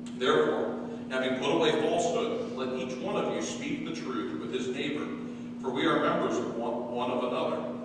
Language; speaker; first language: English; native; English